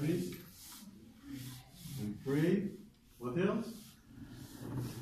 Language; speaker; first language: English; non-native, fluent; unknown